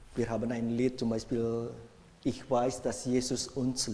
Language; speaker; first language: German; non-native, fluent; Indonesian